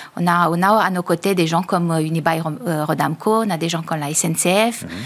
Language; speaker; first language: French; native; French